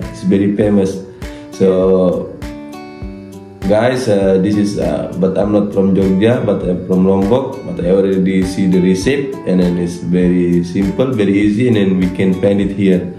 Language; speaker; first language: English; non-native, fluent; Indonesian